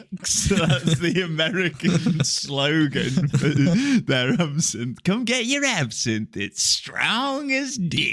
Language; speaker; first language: English; native; English